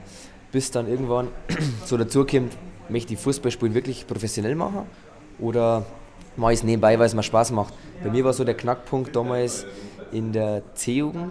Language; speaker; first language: German; native; German